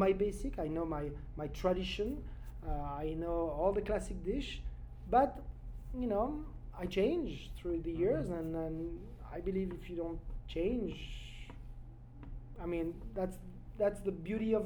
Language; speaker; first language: English; non-native, fluent; French